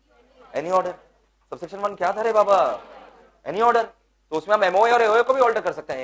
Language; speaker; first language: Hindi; non-native, local second language; Bangla